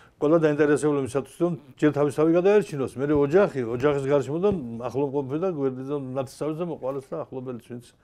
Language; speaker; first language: Georgian; native; Georgian